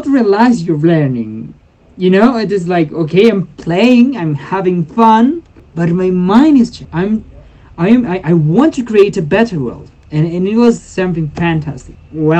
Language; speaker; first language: English; non-native, fluent; Spanish